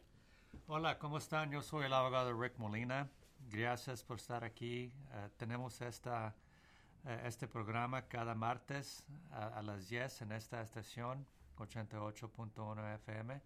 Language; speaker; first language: Spanish; early bilingual, heritage; Spanish